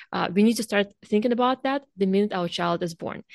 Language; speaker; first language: English; non-native, fluent; Russian